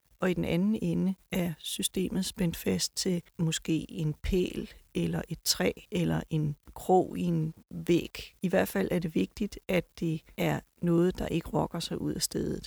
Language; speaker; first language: Danish; native; Danish